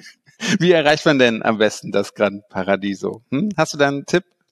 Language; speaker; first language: German; native; German